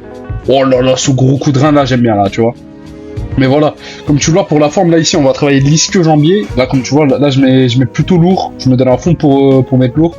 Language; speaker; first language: French; native; French